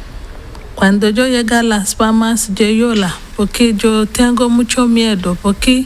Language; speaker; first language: Spanish; non-native, learner; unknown